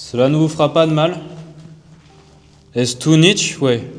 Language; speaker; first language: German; non-native, learner; French